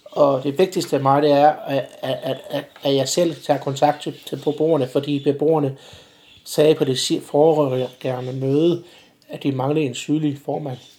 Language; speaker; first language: Danish; native; Danish